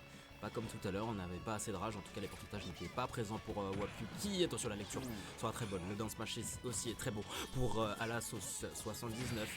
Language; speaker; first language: French; native; French